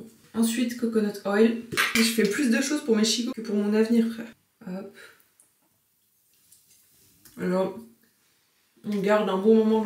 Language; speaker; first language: French; native; French